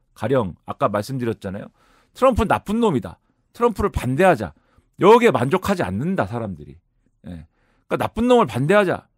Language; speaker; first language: Korean; native; Korean